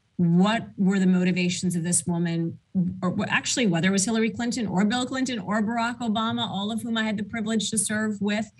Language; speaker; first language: English; early bilingual, other home language; Arabic